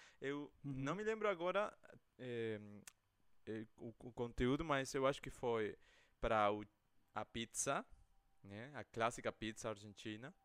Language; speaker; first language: Portuguese; non-native, fluent; Spanish